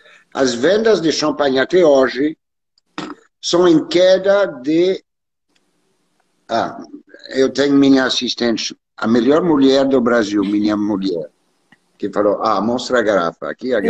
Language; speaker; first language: Portuguese; non-native, learner; French